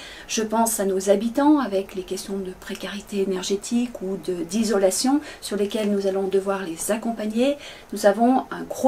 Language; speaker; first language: French; native; French